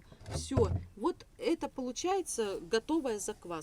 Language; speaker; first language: Russian; native; Russian